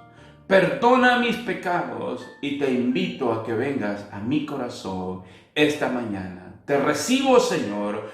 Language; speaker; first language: Spanish; native; Spanish